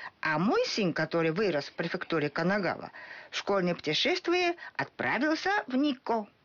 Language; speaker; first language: Russian; non-native, fluent; Japanese